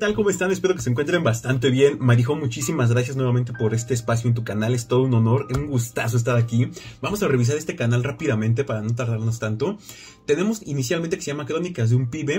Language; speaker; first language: Spanish; native; Spanish